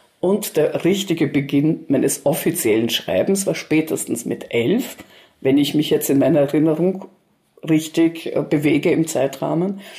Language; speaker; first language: German; early bilingual, other home language; Russian